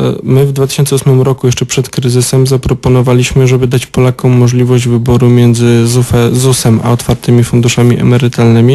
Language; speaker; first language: Polish; native; Polish